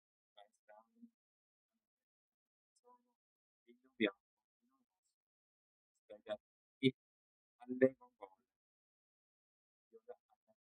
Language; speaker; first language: Italian; non-native, learner; English